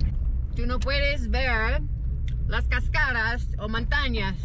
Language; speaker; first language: Spanish; non-native, learner; English